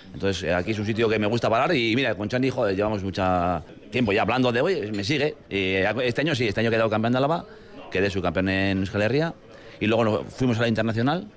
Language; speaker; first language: Spanish; native; Spanish